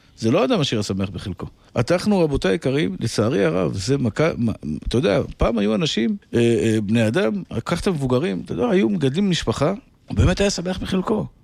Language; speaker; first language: Hebrew; native; Hebrew